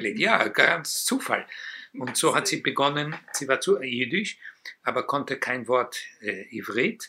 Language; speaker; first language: German; non-native, fluent; Hebrew